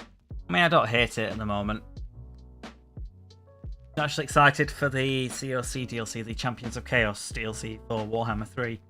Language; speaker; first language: English; native; English